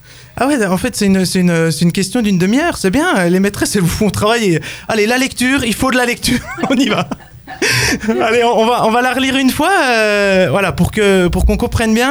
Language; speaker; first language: French; native; French